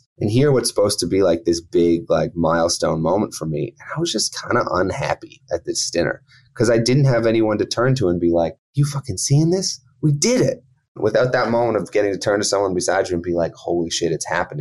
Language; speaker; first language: English; native; English